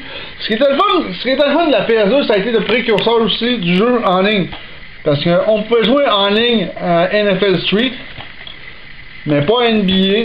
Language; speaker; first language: French; native; French